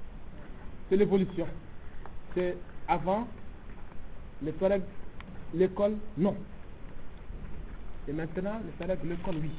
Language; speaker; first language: French; non-native, local second language; Tamasheq